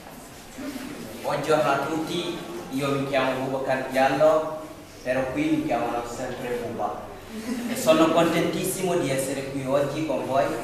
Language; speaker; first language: Italian; non-native, fluent; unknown